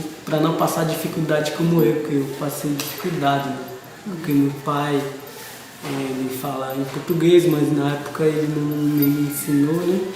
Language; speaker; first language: Portuguese; non-native, local second language; Guarani